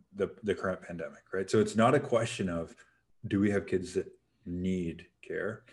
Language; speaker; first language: English; native; English